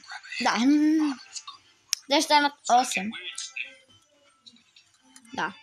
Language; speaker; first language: Bulgarian; early bilingual, other home language; Russian